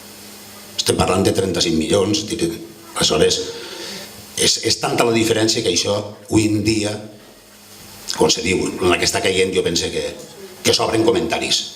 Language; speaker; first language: Catalan; native; Catalan